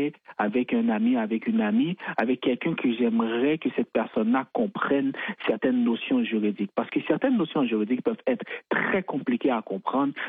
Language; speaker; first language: French; non-native, local second language; Haitian Creole